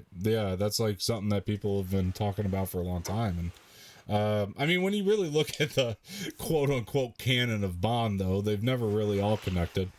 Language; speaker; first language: English; native; English